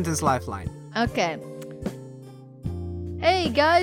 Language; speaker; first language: English; native; English